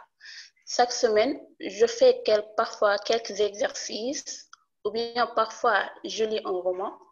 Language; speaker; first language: French; non-native, local second language; Wolof